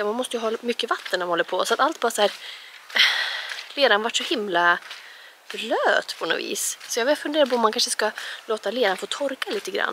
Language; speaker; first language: Swedish; native; Swedish